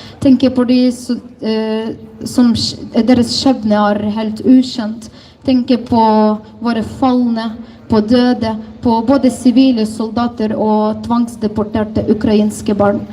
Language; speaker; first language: Norwegian; non-native, fluent; Ukrainian